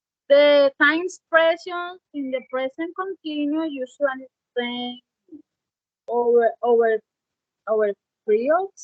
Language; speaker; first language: English; non-native, learner; Spanish